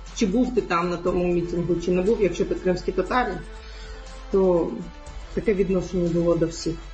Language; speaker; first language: Ukrainian; non-native, local second language; Crimean Tatar